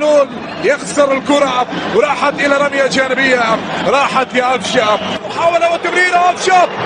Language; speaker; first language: Arabic; native; Arabic